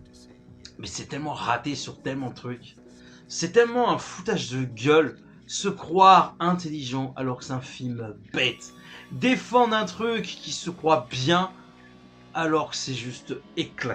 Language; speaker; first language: French; native; French